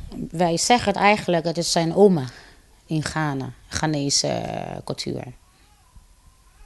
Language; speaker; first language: Dutch; non-native, fluent; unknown